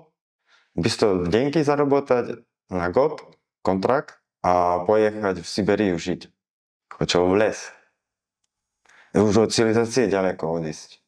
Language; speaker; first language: Russian; non-native, learner; Slovak